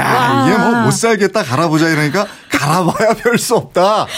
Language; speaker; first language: Korean; native; Korean